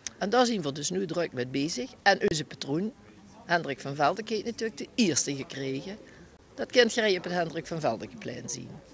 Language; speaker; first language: Dutch; native; Dutch